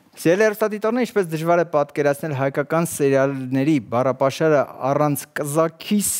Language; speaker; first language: Armenian; native; Armenian